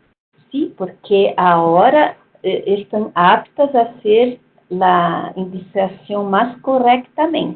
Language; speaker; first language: Spanish; non-native, fluent; Portuguese